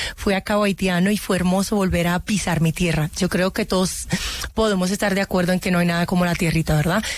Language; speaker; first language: Spanish; early bilingual, other home language; Haitian Creole